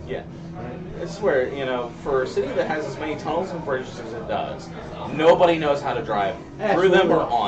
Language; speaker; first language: English; native; English